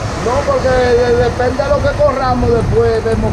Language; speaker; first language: Spanish; native; Spanish